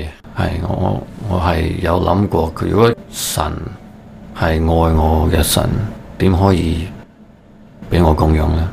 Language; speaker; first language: Cantonese; early bilingual, heritage; Cantonese